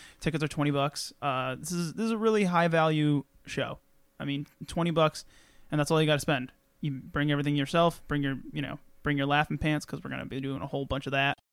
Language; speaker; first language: English; native; English